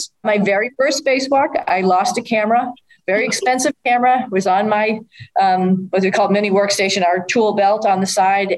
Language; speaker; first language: English; native; English